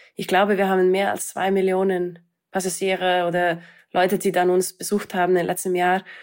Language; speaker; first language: German; non-native, fluent; Icelandic